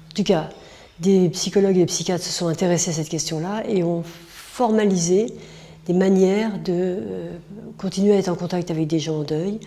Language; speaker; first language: French; native; French